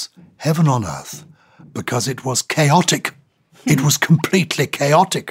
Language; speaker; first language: English; native; English